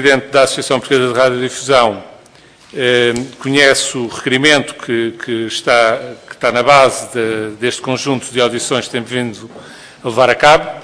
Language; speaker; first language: Portuguese; native; Portuguese